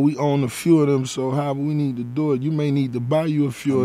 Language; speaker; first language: English; native; English